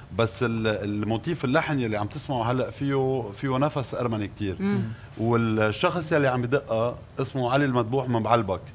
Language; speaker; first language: Arabic; non-native, local second language; Armenian